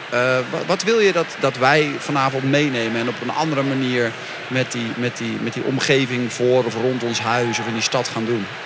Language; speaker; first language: Dutch; native; Dutch